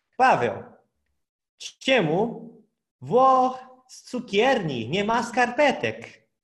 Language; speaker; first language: Polish; non-native, fluent; Portuguese